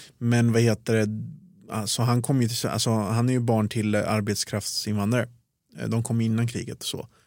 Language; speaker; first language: Swedish; early bilingual, other home language; Bosnian